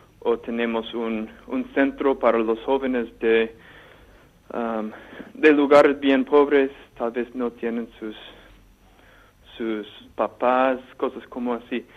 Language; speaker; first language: Spanish; non-native, fluent; English